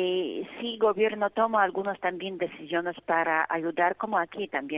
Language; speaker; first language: Spanish; non-native, fluent; Polish